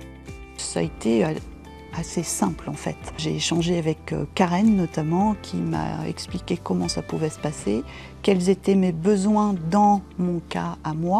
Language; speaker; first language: French; native; French